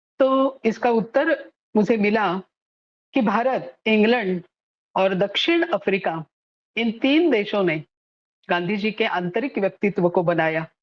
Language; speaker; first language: Hindi; non-native, local second language; Marathi